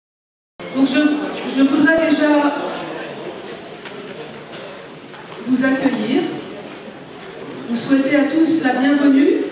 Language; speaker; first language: French; native; French